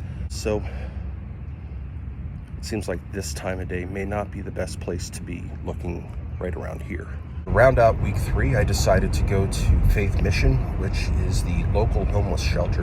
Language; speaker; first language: English; native; English